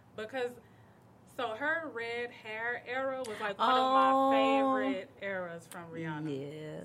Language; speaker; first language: English; native; English